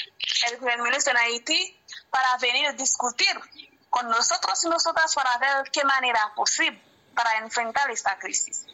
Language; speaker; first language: Spanish; non-native, learner; Haitian Creole